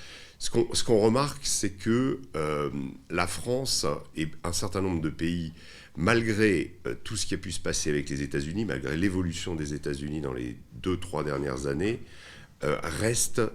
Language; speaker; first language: French; native; French